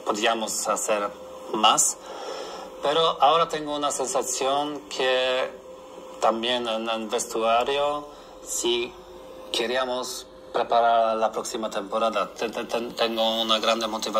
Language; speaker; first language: Spanish; non-native, learner; Polish